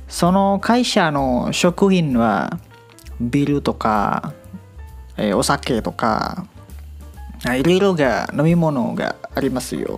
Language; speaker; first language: Japanese; non-native, learner; Indonesian